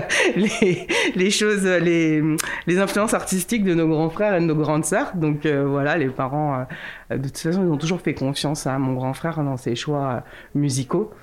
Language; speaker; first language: French; early bilingual, other home language; Kabuverdianu